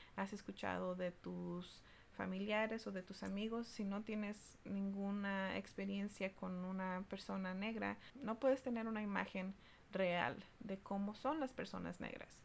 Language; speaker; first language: Spanish; early bilingual, heritage; Spanish